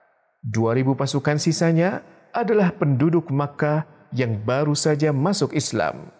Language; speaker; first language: Indonesian; native; Indonesian